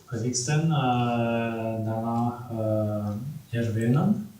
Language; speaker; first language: German; non-native, learner; Slovenian